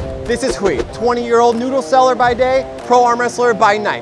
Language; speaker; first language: English; native; English